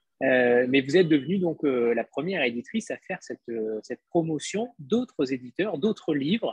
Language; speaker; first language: French; native; French